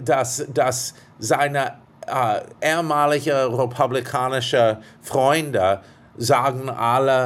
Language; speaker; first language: German; non-native, fluent; English